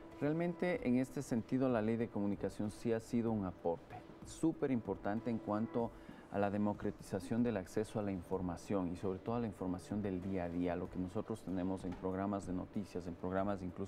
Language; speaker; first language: Spanish; native; Spanish